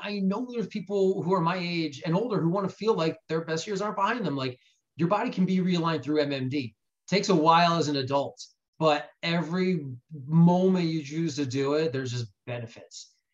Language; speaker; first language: English; native; English